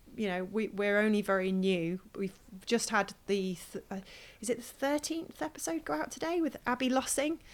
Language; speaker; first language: English; native; English